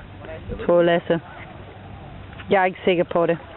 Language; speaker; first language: Danish; non-native, learner; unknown